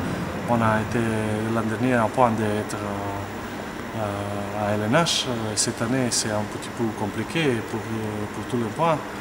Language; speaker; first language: French; non-native, learner; Portuguese